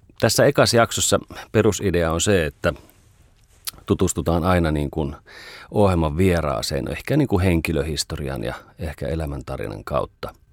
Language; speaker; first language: Finnish; native; Finnish